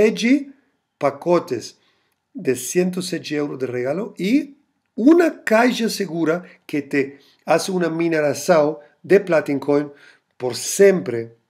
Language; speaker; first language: Spanish; non-native, fluent; German